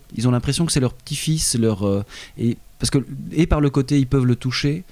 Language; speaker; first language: French; native; French